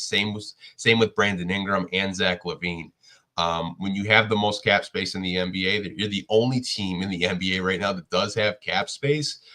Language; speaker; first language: English; native; English